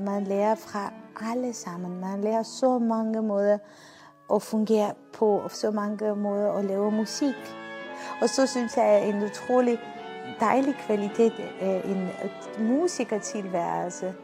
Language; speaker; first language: Danish; non-native, fluent; Armenian